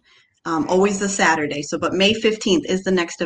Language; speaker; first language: English; native; English